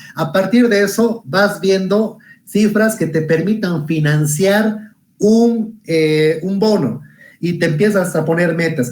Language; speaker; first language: Spanish; native; Spanish